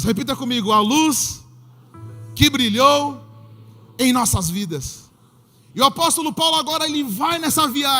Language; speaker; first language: Portuguese; native; Portuguese